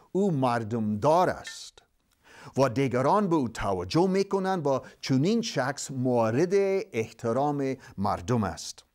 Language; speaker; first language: Persian; non-native, fluent; English